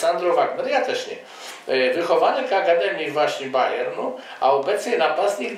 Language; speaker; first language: Polish; native; Polish